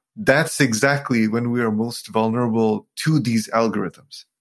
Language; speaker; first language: English; non-native, local second language; Sinhala